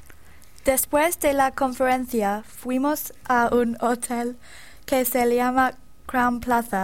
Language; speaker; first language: Spanish; non-native, learner; English